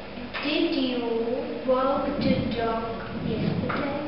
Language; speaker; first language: English; non-native, learner; Czech